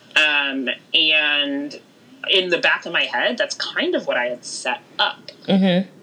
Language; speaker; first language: English; native; English